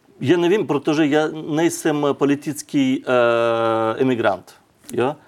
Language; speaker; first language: Czech; non-native, learner; Russian